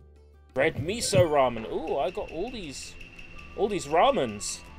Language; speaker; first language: English; native; English